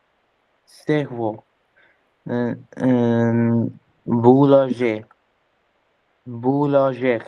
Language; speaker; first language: French; non-native, learner; Bangla